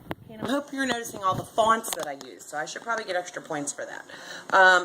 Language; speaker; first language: English; native; English